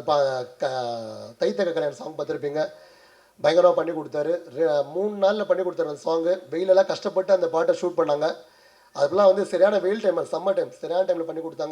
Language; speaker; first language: Tamil; native; Tamil